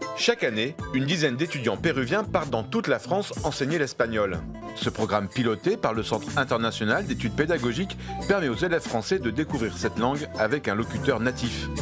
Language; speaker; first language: French; native; French